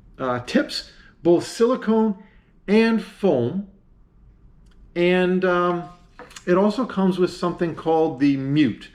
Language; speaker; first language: English; native; English